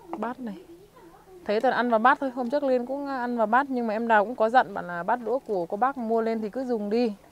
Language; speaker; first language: Vietnamese; non-native, local second language; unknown